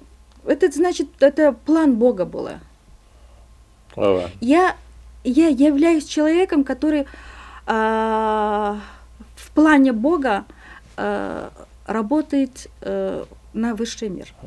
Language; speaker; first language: Russian; non-native, local second language; Kyrgyz